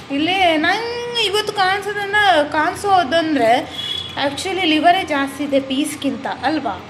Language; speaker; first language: Kannada; non-native, local second language; Telugu